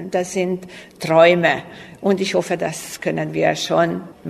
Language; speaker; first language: German; non-native, local second language; Hungarian